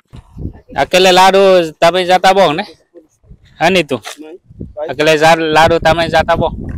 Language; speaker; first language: Portuguese; non-native, learner; Vietnamese